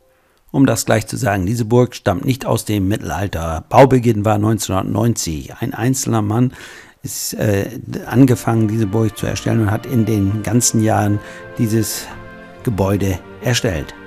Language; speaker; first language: German; native; German